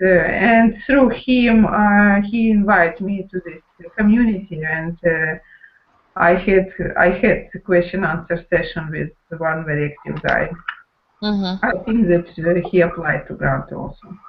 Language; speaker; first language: English; non-native, learner; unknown